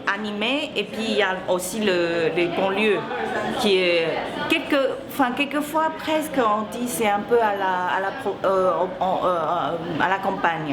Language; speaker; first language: French; non-native, fluent; Chinese